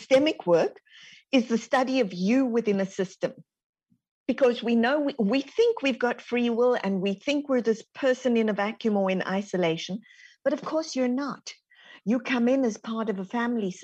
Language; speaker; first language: English; native; English